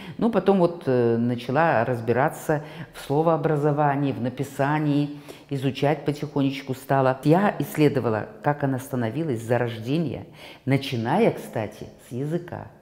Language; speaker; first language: Russian; native; Russian